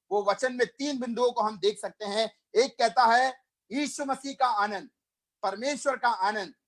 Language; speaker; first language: Hindi; non-native, local second language; Malayalam